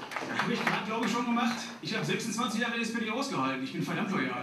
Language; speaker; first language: German; native; German